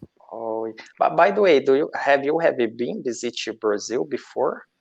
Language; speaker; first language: English; non-native, learner; Portuguese